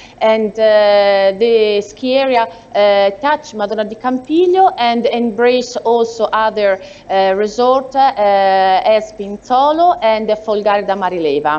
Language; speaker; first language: English; non-native, learner; Italian